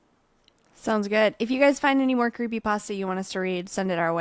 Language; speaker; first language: English; native; English